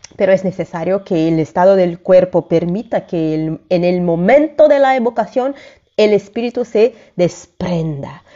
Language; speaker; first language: Spanish; non-native, fluent; Portuguese